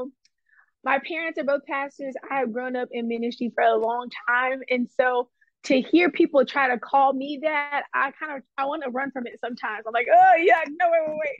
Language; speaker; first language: English; native; English